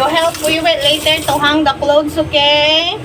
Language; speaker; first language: English; non-native, learner; Filipino